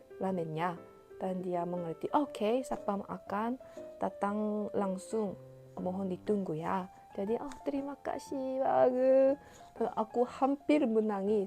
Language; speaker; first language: Indonesian; non-native, learner; Korean